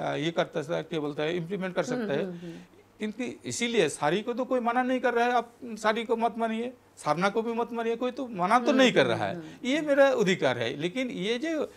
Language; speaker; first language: Hindi; non-native, local second language; Santali